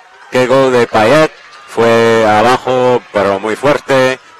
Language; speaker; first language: Spanish; non-native, learner; English